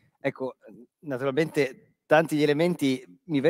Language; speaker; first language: Italian; native; Italian